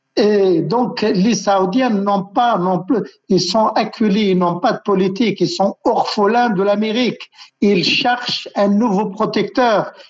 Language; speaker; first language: French; non-native, local second language; Arabic